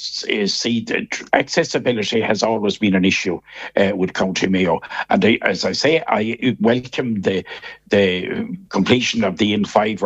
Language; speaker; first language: English; native; English